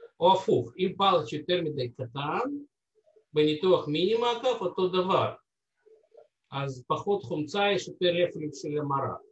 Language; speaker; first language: Hebrew; non-native, fluent; Russian